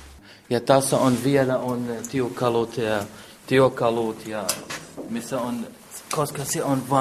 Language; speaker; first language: Finnish; non-native, learner; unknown